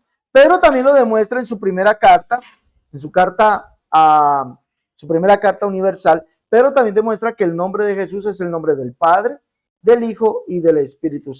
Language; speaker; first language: Spanish; native; Spanish